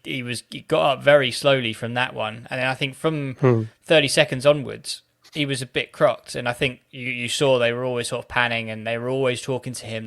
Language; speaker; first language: English; native; English